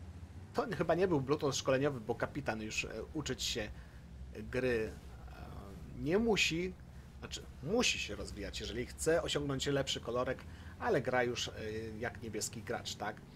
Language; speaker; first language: Polish; native; Polish